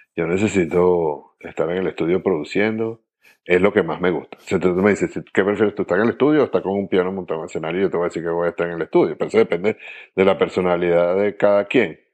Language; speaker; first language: Spanish; native; Spanish